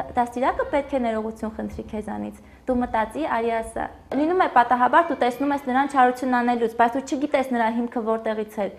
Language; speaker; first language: Armenian; native; Armenian